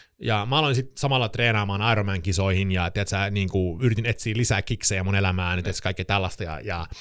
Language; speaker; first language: Finnish; early bilingual, heritage; Finnish